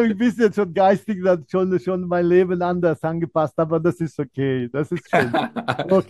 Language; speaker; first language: German; non-native, fluent; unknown